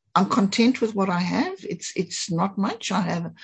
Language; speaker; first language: English; native; English